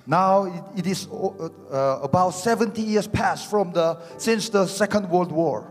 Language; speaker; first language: English; non-native, fluent; Korean